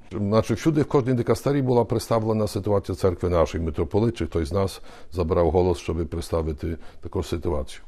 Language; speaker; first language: Ukrainian; early bilingual, heritage; Ukrainian